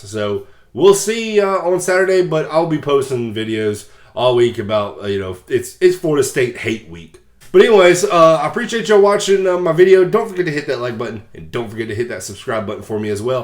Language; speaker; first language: English; native; English